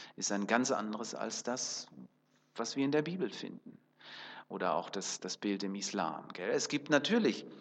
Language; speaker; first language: German; early bilingual, other home language; Russian